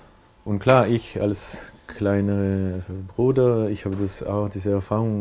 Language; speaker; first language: German; non-native, local second language; French